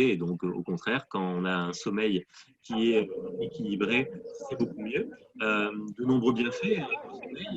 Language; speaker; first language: French; native; French